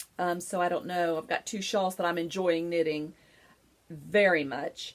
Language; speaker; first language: English; native; English